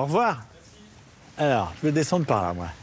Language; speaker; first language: French; native; French